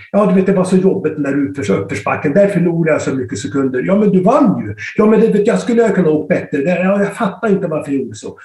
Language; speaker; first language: Swedish; native; Swedish